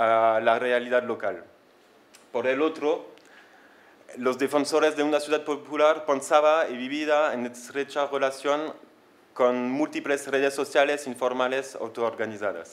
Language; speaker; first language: Spanish; non-native, fluent; French